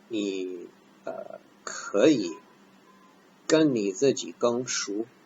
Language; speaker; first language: Chinese; non-native, fluent; English